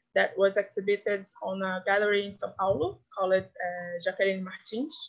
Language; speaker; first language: English; non-native, fluent; Portuguese